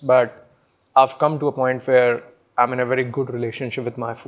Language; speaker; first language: English; non-native, local second language; Hindi